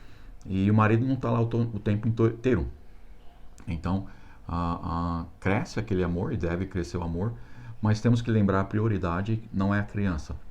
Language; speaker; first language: Portuguese; non-native, fluent; English